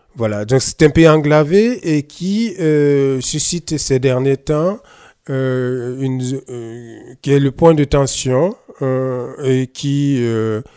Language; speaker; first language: French; non-native, local second language; Mossi